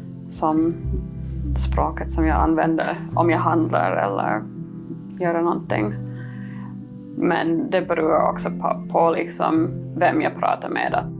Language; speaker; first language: Swedish; non-native, fluent; English